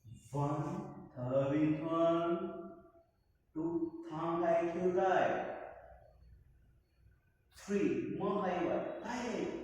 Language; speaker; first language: Vietnamese; non-native, learner; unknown